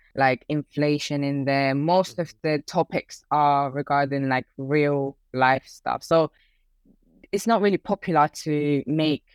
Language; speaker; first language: English; early bilingual, other home language; Persian